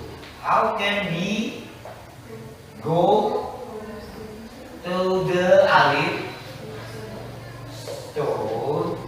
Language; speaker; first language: English; non-native, learner; Indonesian